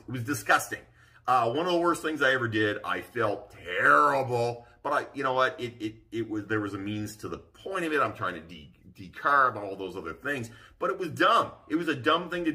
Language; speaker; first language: English; native; English